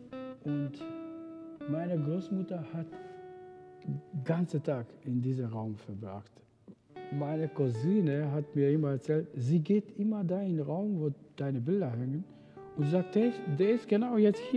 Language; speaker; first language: German; non-native, fluent; Romany